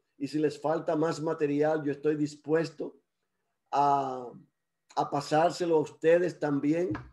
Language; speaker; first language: Spanish; early bilingual, heritage; Spanish